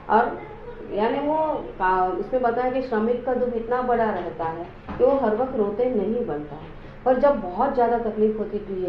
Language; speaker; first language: Hindi; non-native, local second language; Marathi